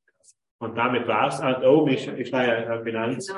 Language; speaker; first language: German; native; German